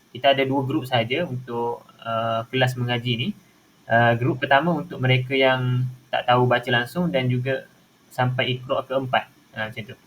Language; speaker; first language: Malay; native; Malay